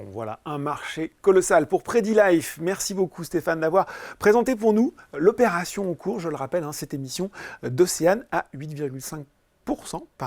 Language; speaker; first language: French; native; French